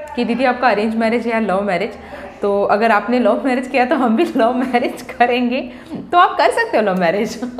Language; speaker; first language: Hindi; non-native, local second language; Marathi